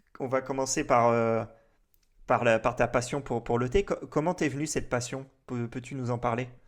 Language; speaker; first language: French; native; French